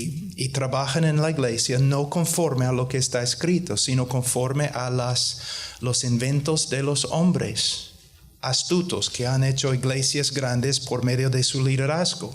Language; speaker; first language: Spanish; non-native, fluent; English